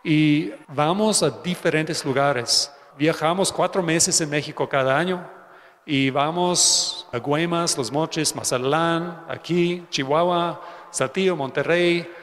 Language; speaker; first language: Spanish; non-native, fluent; English